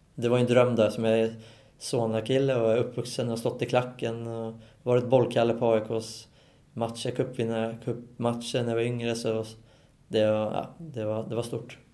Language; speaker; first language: Swedish; native; Swedish